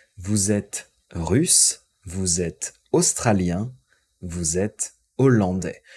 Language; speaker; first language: French; native; French